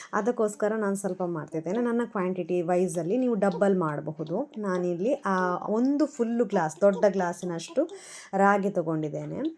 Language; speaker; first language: Kannada; non-native, local second language; Tulu